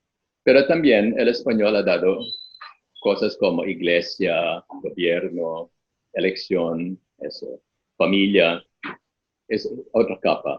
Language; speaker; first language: Spanish; non-native, fluent; Filipino